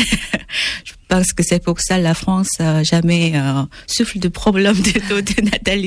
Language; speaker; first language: French; non-native, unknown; Korean